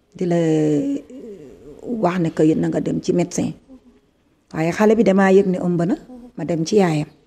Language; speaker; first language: Wolof; native; Wolof